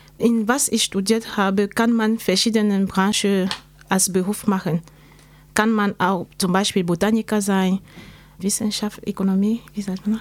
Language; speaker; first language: German; non-native, learner; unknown